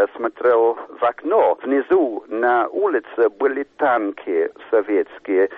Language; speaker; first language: Russian; non-native, fluent; English